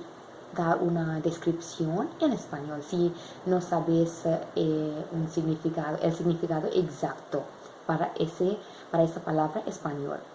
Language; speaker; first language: Spanish; non-native, learner; English